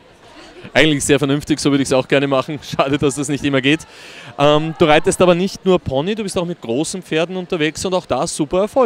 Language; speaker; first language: German; native; German